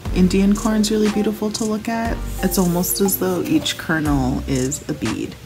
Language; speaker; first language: English; native; English